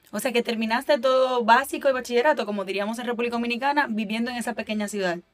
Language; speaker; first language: Spanish; native; Spanish